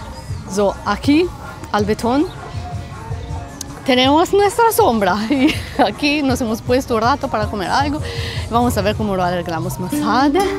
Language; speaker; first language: Spanish; non-native, fluent; German